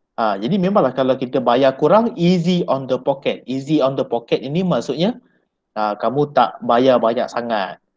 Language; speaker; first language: Malay; native; Malay